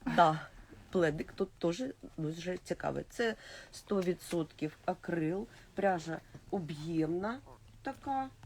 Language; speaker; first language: Ukrainian; non-native, local second language; Russian